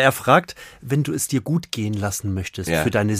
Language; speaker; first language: German; native; German